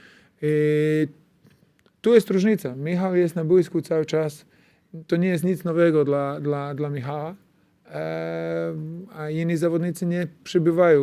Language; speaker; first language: Polish; non-native, fluent; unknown